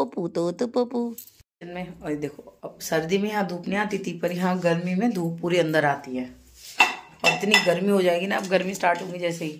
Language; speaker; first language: Hindi; native; Hindi